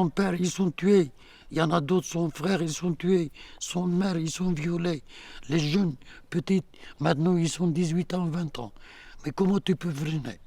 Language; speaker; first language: French; non-native, learner; Kurdish